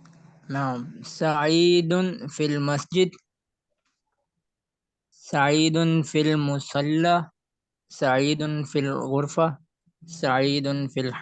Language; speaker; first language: Arabic; non-native, learner; Urdu